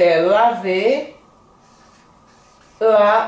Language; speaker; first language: French; non-native, fluent; Portuguese